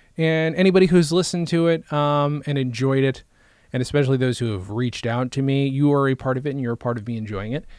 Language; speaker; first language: English; native; English